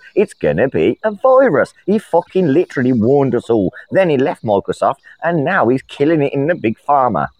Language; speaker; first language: English; native; English